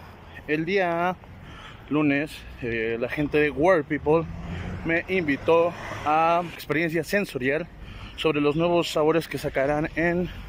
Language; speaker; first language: Spanish; native; Spanish